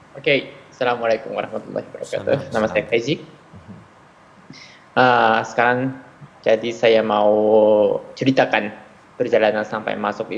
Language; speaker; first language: Indonesian; non-native, fluent; Japanese